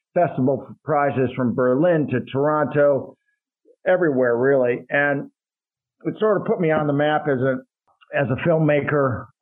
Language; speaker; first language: English; native; English